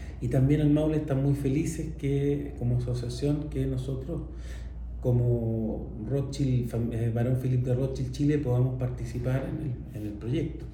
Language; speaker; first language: Spanish; native; Spanish